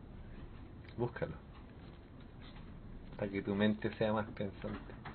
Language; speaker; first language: Spanish; native; Spanish